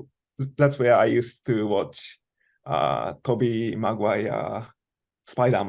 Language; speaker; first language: English; non-native, learner; Japanese